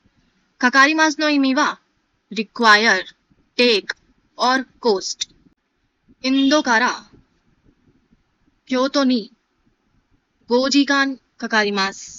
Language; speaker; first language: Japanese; non-native, fluent; Hindi